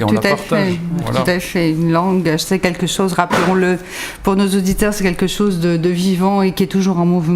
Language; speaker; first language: French; native; French